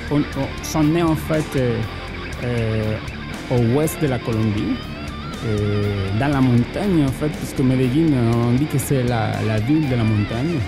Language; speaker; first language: French; non-native, fluent; Spanish